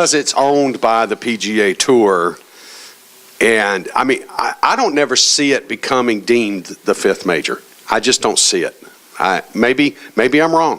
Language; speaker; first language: English; native; English